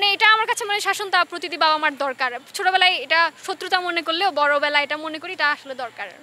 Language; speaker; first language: Bangla; non-native, local second language; Chakma